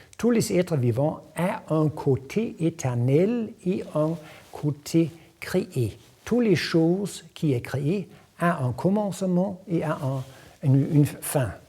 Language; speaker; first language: French; non-native, fluent; Danish